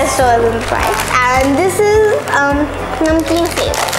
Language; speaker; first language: English; non-native, local second language; Hindi